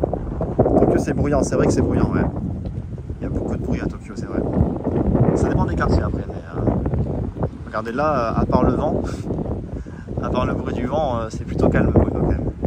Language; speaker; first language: French; native; French